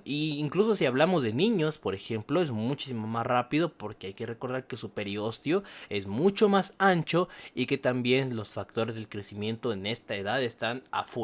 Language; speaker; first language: Spanish; native; Spanish